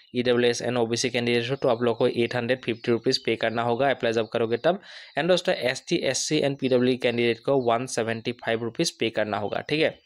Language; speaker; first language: Hindi; non-native, local second language; Assamese